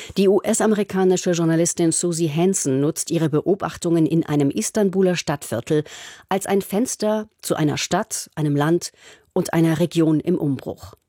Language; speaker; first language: German; native; German